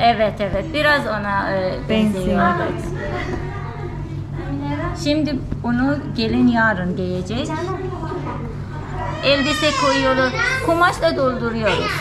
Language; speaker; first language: Turkish; non-native, fluent; Turkmen